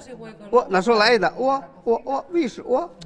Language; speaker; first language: Russian; non-native, learner; Chinese